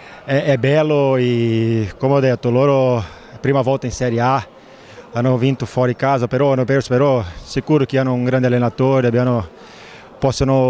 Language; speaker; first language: Italian; non-native, fluent; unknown